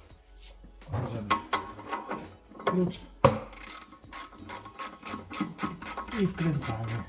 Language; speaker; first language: Polish; native; Polish